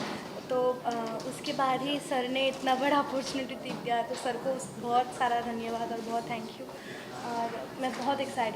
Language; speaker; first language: Hindi; non-native, local second language; Bangla